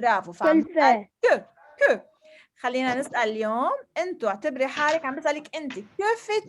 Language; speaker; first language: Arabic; non-native, local second language; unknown